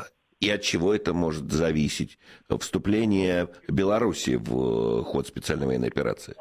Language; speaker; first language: Russian; native; Russian